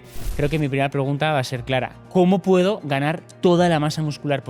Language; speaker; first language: Spanish; native; Spanish